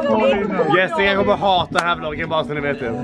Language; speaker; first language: Swedish; native; Swedish